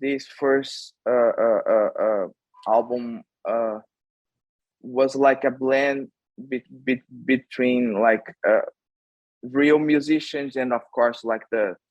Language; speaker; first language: English; non-native, fluent; Portuguese